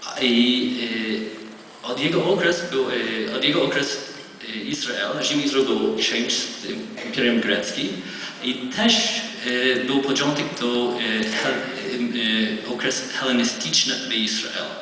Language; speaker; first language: Polish; non-native, learner; Hebrew